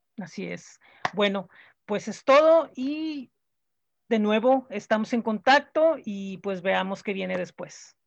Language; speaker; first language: Spanish; native; Spanish